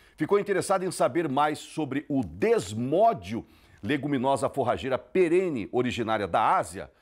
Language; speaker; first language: Portuguese; native; Portuguese